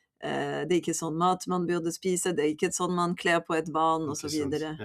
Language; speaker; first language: Norwegian; non-native, fluent; French